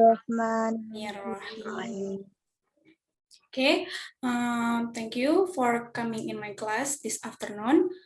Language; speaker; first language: English; non-native, learner; Indonesian